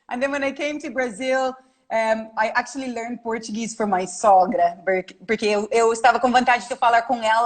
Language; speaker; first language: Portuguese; non-native, learner; English